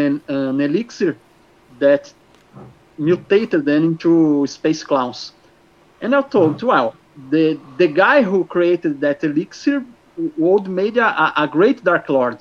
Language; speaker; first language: English; non-native, fluent; Portuguese